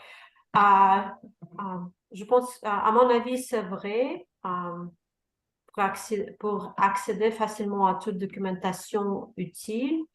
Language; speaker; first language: French; non-native, learner; Russian